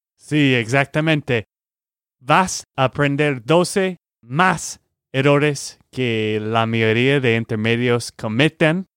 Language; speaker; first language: Spanish; non-native, learner; English